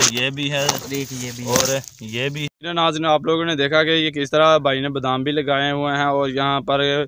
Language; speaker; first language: Urdu; non-native, local second language; Punjabi